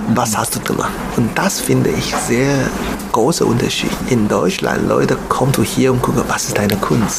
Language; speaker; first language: German; non-native, learner; Chinese